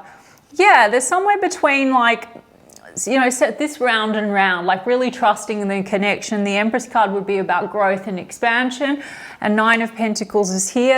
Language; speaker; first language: English; native; English